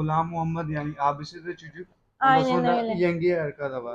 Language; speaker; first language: Turkish; non-native, learner; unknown